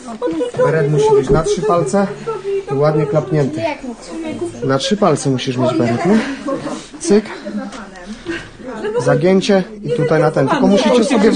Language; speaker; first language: Polish; native; Polish